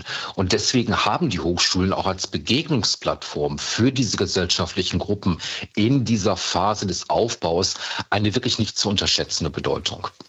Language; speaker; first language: German; native; German